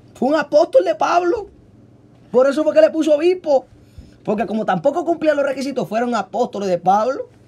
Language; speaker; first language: Spanish; native; Spanish